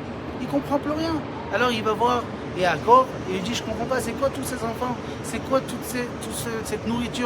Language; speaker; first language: French; native; French